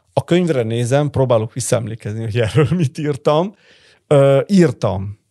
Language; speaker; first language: Hungarian; early bilingual, heritage; Italian